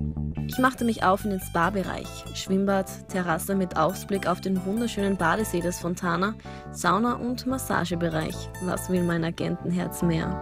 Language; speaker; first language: German; native; German